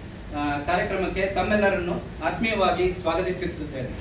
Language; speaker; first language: Kannada; native; Kannada